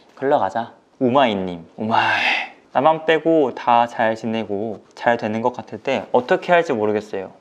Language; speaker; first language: Korean; native; Korean